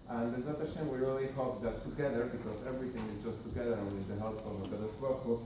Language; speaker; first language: English; non-native, fluent; Spanish